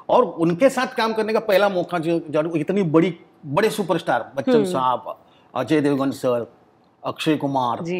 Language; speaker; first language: Hindi; non-native, local second language; Marathi